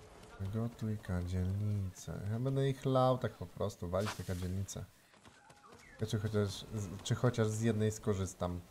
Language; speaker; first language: Polish; native; Polish